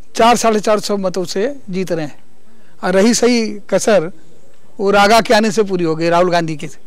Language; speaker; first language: Hindi; native; Hindi